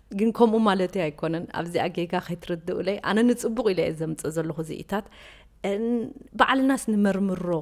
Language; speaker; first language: Tigrinya; native; Tigrinya